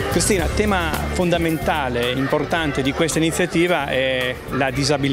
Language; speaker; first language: Italian; native; Italian